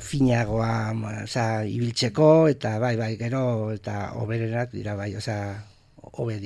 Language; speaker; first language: Basque; non-native, local second language; Spanish